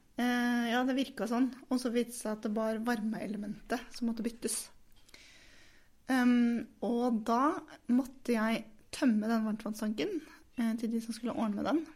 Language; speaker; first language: Norwegian; native; Norwegian